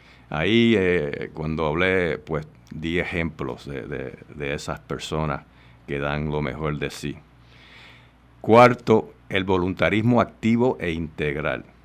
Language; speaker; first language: Spanish; native; Spanish